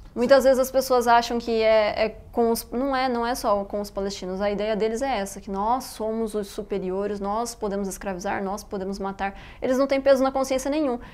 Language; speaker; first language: Portuguese; early bilingual, other home language; Arabic